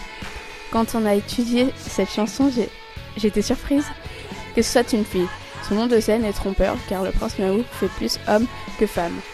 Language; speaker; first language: French; native; French